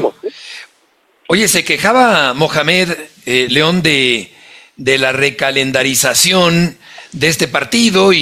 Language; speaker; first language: Spanish; native; Spanish